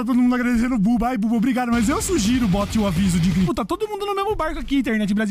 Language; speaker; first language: Portuguese; native; Portuguese